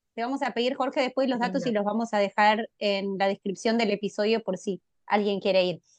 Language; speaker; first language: Spanish; native; Spanish